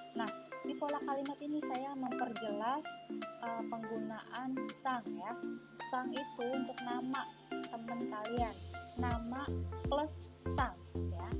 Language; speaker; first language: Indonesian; native; Indonesian